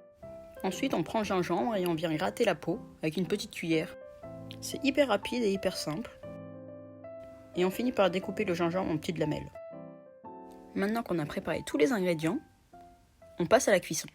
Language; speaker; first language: French; native; French